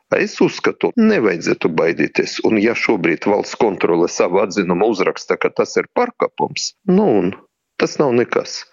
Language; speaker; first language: Latvian; non-native, local second language; Russian